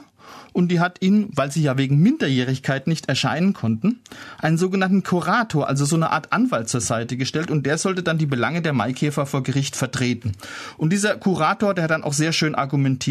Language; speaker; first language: German; native; German